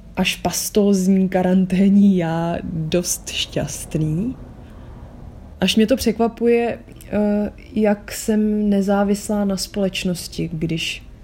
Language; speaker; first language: Czech; early bilingual, other home language; Vietnamese